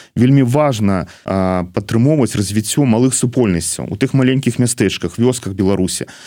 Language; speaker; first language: Belarusian; non-native, local second language; Russian